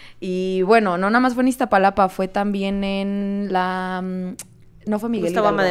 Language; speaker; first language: Spanish; native; Spanish